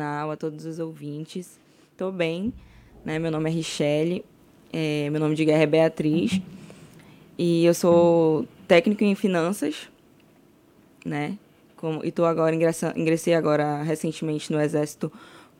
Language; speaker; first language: Portuguese; native; Portuguese